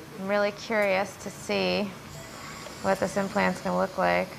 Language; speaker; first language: English; native; English